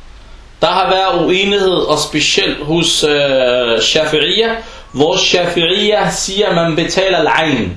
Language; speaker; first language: Danish; early bilingual, other home language; Arabic